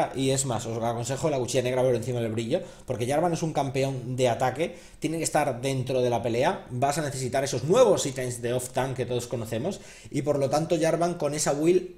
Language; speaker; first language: Spanish; native; Spanish